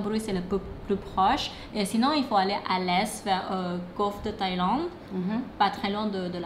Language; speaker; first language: French; non-native, fluent; Thai